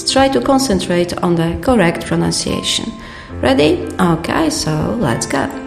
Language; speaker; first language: English; non-native, fluent; Polish